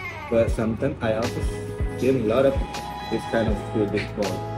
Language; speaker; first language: English; non-native, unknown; Indonesian